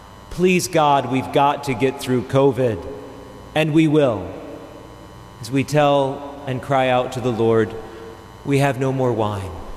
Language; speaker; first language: English; native; English